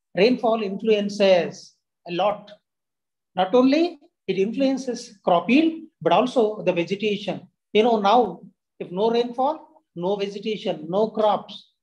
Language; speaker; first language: English; non-native, local second language; Telugu